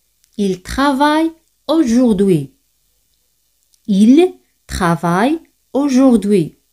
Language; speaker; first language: French; non-native, fluent; Spanish